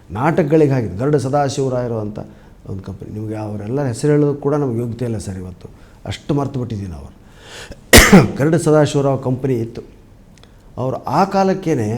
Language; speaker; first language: Kannada; native; Kannada